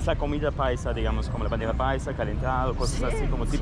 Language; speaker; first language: Spanish; non-native, fluent; Russian